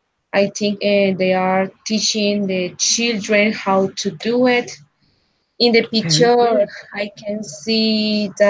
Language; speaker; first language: English; non-native, learner; Spanish